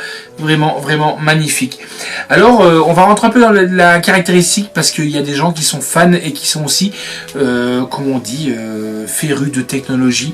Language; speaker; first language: French; native; French